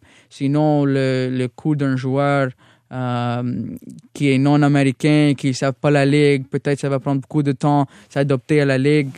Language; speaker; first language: French; non-native, local second language; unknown